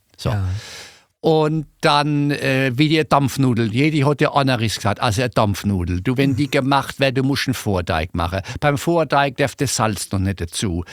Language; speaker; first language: German; native; German